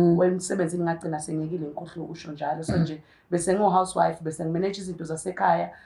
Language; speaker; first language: Zulu; native; Zulu